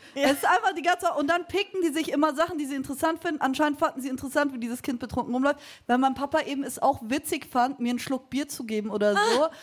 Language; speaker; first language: German; early bilingual, other home language; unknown